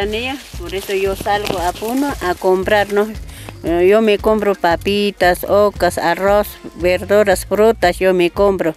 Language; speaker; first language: Spanish; non-native, local second language; Aymara